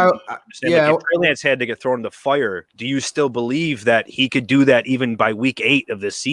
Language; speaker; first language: English; native; English